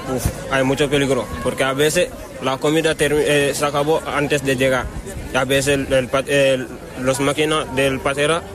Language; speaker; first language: Spanish; non-native, learner; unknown